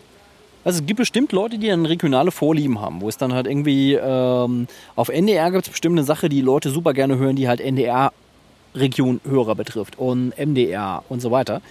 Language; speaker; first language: German; native; German